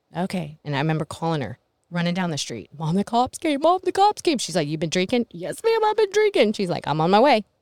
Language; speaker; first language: English; native; English